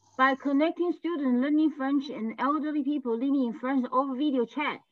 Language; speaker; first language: English; non-native, learner; French